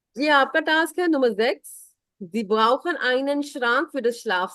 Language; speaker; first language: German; non-native, fluent; Urdu